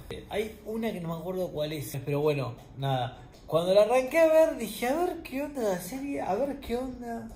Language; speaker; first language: Spanish; native; Spanish